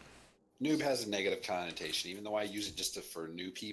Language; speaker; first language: English; native; English